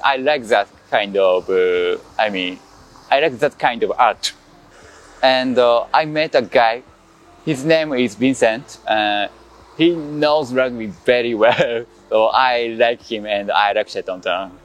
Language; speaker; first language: English; non-native, learner; Japanese